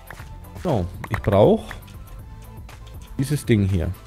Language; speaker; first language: German; native; German